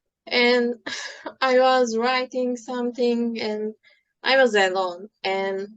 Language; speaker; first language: English; non-native, fluent; Turkish